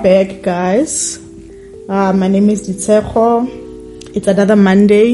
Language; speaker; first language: English; non-native, local second language; Tsonga